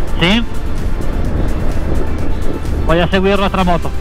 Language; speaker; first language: Spanish; non-native, learner; Italian